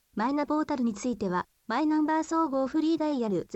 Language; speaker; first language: Japanese; native; Japanese